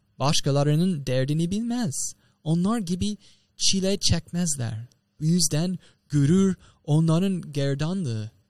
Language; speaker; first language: Turkish; non-native, fluent; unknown